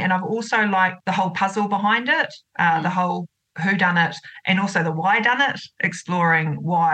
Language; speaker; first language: English; native; English